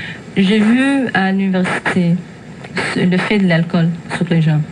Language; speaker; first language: French; non-native, fluent; English